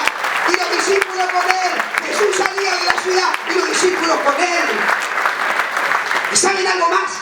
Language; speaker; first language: Spanish; native; Spanish